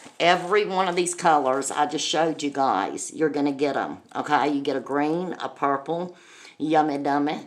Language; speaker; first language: English; native; English